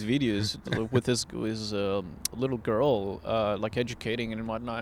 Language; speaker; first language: English; non-native, fluent; Portuguese